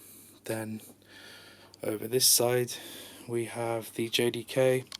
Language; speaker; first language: English; native; English